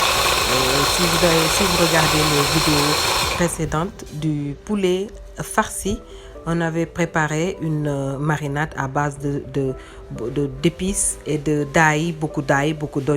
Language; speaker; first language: French; non-native, local second language; Wolof